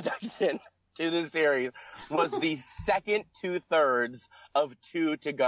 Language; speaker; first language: English; native; English